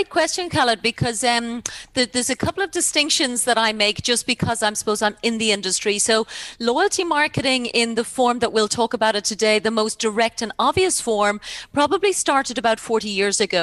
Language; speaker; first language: English; native; English